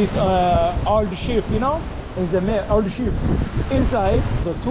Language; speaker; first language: English; non-native, learner; Amharic